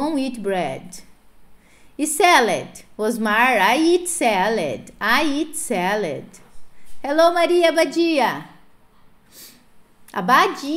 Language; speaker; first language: English; non-native, fluent; Portuguese